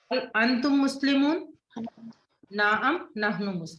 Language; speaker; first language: Arabic; non-native, fluent; Urdu